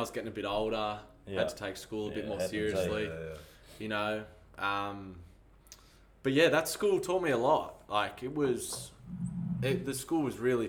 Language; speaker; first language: English; native; English